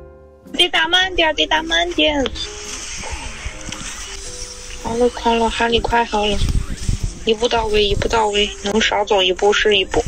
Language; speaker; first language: Chinese; native; Chinese